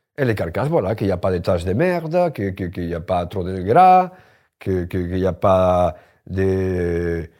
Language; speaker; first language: French; non-native, fluent; Spanish